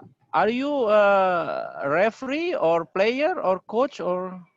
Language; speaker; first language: English; non-native, learner; Indonesian